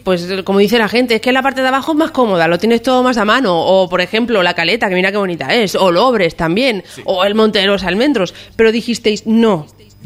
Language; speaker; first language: Spanish; native; Spanish